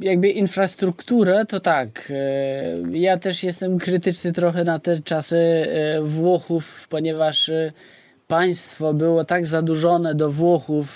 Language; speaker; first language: Polish; non-native, fluent; Albanian